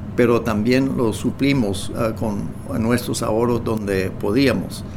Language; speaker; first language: Spanish; non-native, fluent; English